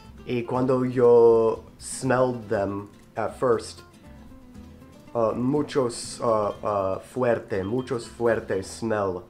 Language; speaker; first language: Spanish; non-native, learner; English